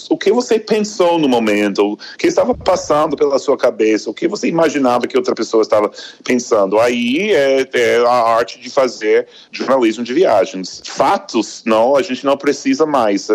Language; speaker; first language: Portuguese; non-native, fluent; English